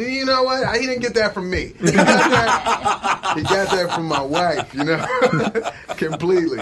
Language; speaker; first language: English; native; English